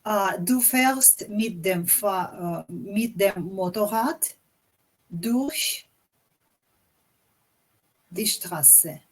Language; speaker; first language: German; non-native, learner; English